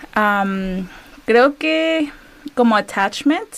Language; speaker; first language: Spanish; early bilingual, heritage; Spanish